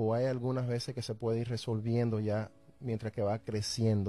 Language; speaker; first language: Spanish; native; Spanish